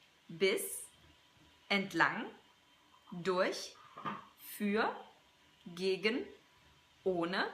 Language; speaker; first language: German; non-native, fluent; English